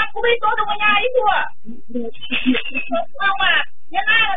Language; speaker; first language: Russian; non-native, learner; Vietnamese